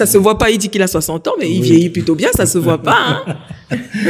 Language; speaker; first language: French; native; French